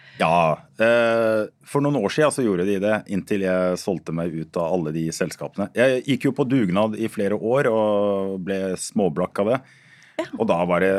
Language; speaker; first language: Norwegian; early bilingual, other home language; Arabic